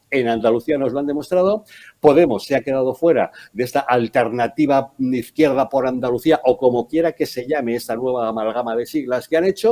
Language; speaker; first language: Spanish; native; Spanish